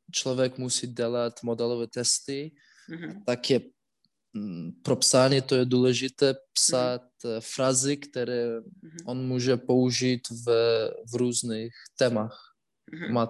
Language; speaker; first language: Czech; non-native, learner; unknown